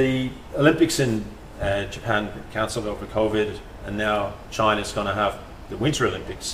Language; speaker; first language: English; native; English